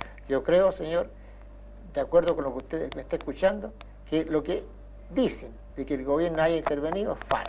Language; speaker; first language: Spanish; native; Spanish